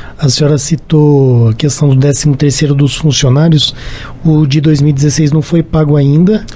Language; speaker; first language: Portuguese; native; Portuguese